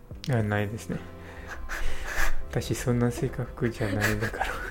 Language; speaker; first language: Japanese; non-native, learner; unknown